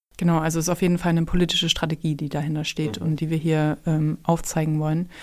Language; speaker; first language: German; native; German